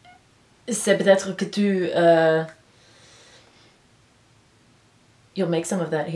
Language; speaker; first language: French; non-native, learner; English